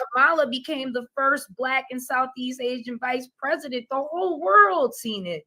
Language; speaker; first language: English; native; English